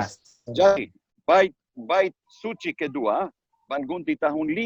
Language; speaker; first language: Indonesian; non-native, learner; Hebrew